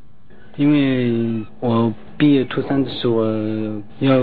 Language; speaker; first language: Chinese; non-native, local second language; Tibetan